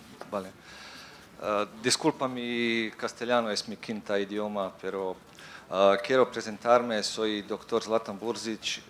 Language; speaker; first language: Spanish; non-native, fluent; Bosnian